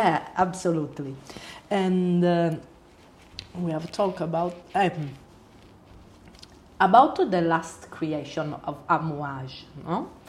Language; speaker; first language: English; non-native, learner; Italian